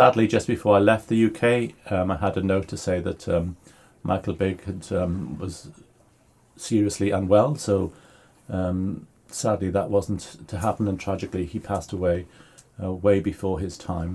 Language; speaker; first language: English; native; English